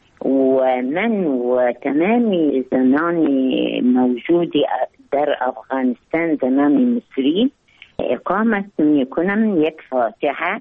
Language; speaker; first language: Persian; non-native, learner; Arabic